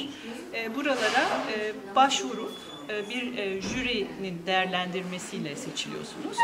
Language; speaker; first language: Turkish; native; Turkish